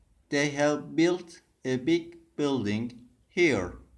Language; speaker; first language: English; non-native, fluent; Turkish